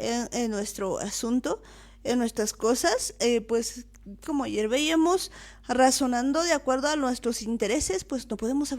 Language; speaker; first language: Spanish; native; Spanish